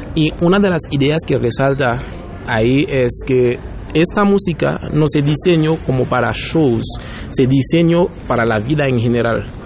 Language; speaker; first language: Spanish; non-native, fluent; Haitian Creole